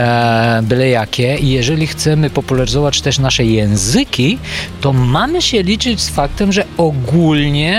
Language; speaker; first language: Polish; non-native, fluent; Bulgarian